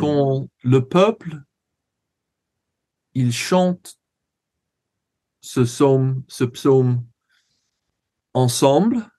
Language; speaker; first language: French; non-native, fluent; English